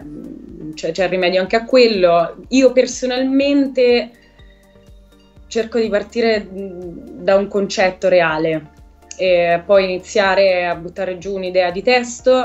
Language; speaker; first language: Italian; native; Italian